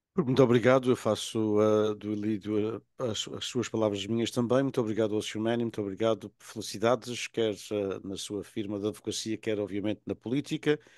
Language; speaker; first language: Portuguese; native; Portuguese